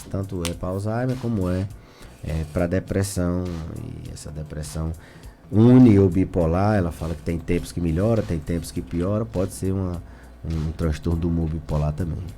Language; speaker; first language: Portuguese; native; Portuguese